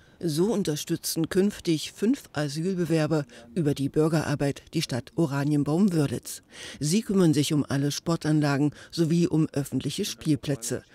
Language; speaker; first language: German; native; German